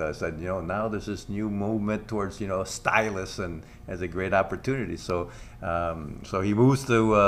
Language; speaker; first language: English; non-native, local second language; Spanish